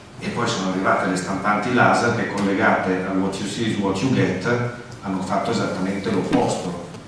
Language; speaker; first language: Italian; early bilingual, heritage; Italian